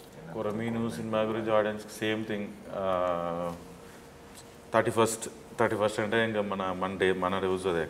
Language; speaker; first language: Telugu; native; Telugu